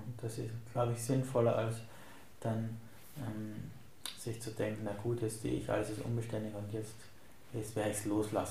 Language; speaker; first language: German; native; German